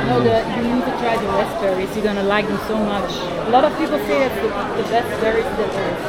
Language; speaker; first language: English; non-native, fluent; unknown